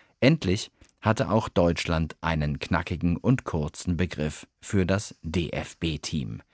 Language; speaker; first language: German; native; German